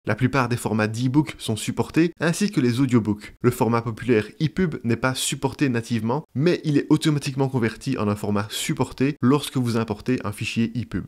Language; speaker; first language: French; native; French